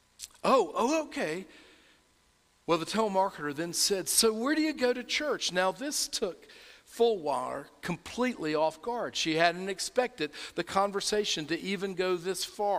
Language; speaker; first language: English; native; English